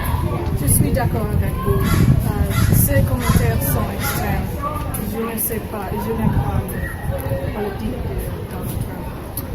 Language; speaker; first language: French; non-native, learner; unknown